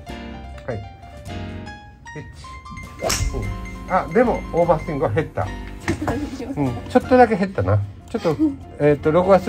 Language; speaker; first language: Japanese; native; Japanese